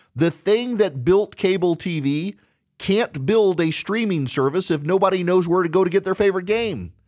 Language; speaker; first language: English; native; English